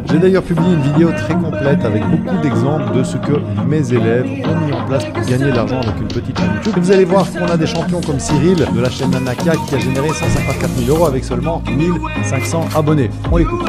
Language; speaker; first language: French; native; French